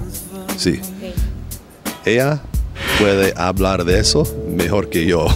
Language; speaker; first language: Spanish; non-native, learner; English